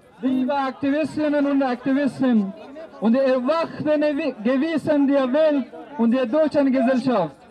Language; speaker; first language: German; non-native, fluent; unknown